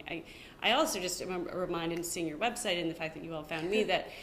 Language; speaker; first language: English; native; English